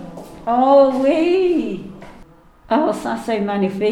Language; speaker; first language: French; non-native, learner; English